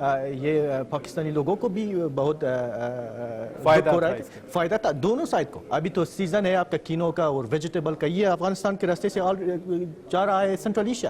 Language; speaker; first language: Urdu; non-native, fluent; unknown